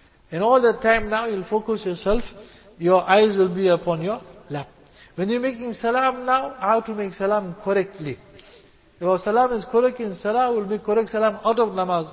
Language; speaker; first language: English; native; English